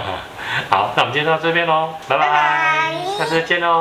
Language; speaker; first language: Chinese; native; Chinese